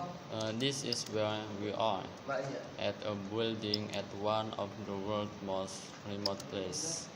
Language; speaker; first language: English; non-native, learner; Indonesian